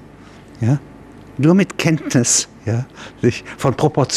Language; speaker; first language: German; native; German